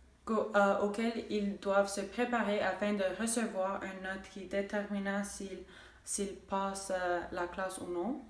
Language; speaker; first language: French; non-native, local second language; English